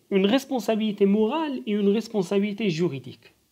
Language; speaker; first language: French; non-native, local second language; Arabic